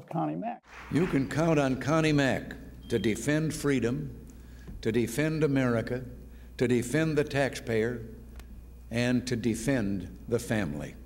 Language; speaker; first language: English; native; English